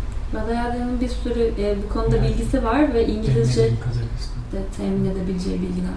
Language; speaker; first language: Turkish; native; Turkish